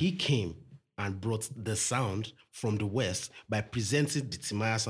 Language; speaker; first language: English; non-native, local second language; Yoruba